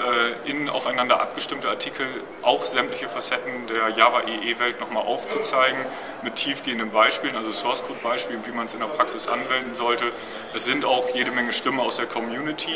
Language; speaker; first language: German; native; German